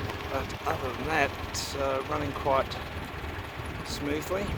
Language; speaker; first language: English; native; English